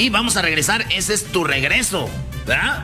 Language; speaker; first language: Spanish; native; Spanish